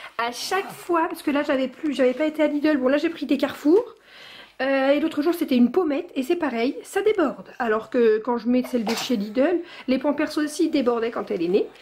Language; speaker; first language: French; native; French